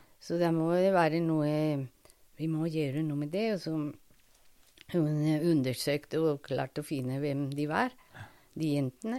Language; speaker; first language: Norwegian; non-native, fluent; Spanish